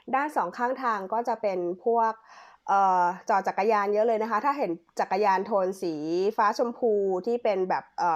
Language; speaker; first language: Thai; native; Thai